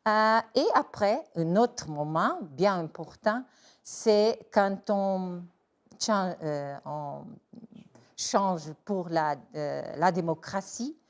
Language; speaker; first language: French; non-native, fluent; Portuguese